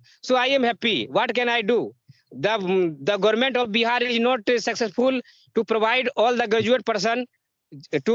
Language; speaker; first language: English; non-native, learner; Hindi